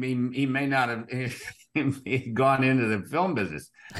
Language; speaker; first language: English; native; English